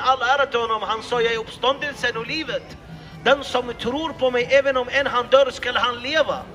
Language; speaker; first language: Swedish; non-native, fluent; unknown